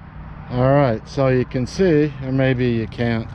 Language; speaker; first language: English; native; English